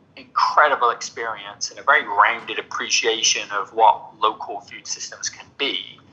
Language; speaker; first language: English; native; English